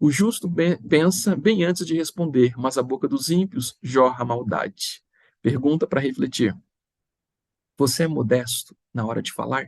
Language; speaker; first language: Portuguese; native; Portuguese